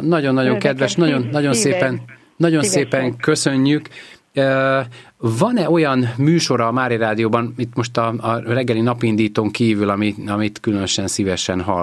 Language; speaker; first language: Hungarian; native; Hungarian